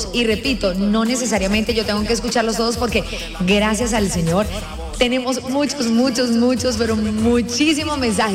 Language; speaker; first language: Spanish; native; Spanish